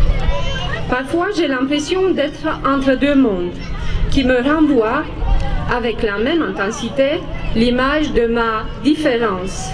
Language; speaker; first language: French; non-native, fluent; Romanian